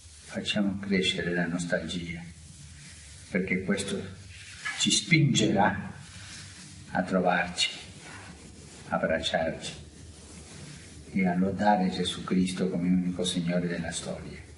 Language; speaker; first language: Italian; non-native, fluent; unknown